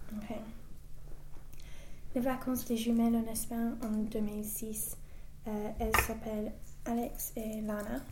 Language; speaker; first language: French; non-native, learner; English